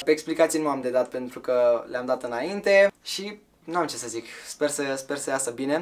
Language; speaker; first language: Romanian; native; Romanian